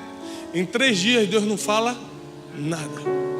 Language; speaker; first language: Portuguese; native; Portuguese